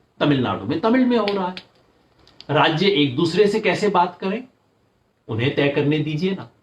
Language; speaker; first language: Hindi; native; Hindi